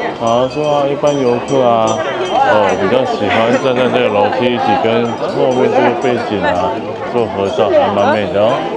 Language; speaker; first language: Chinese; native; Chinese